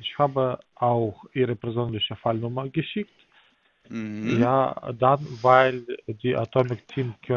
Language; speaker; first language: German; non-native, learner; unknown